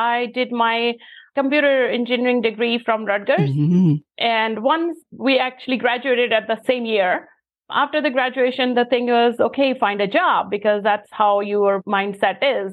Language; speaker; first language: English; non-native, local second language; Punjabi